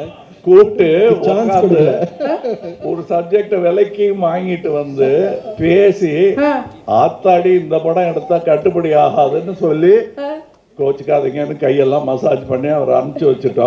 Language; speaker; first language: Tamil; native; Tamil